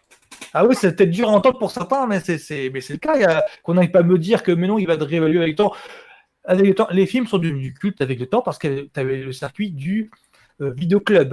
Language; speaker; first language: French; native; French